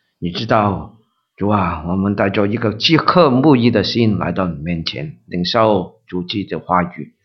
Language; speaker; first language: Chinese; non-native, local second language; Cantonese